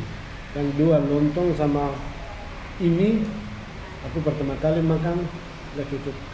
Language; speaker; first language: Indonesian; non-native, learner; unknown